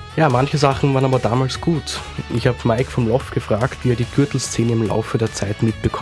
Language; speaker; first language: German; native; German